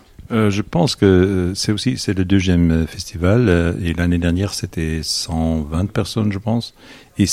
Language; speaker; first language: French; non-native, learner; Dutch